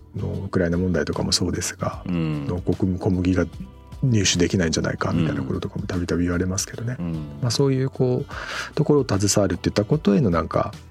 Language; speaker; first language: Japanese; native; Japanese